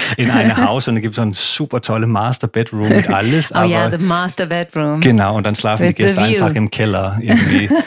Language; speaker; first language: German; non-native, fluent; Danish